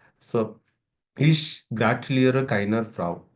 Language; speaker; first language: German; non-native, learner; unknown